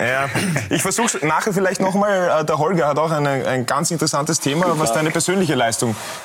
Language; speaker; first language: German; native; German